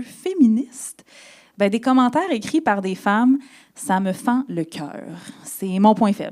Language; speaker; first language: French; native; French